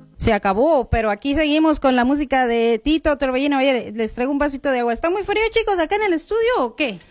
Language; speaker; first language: Spanish; native; Spanish